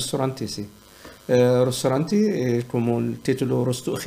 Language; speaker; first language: Spanish; non-native, learner; Arabic